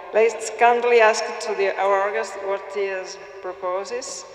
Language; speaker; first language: English; non-native, learner; Italian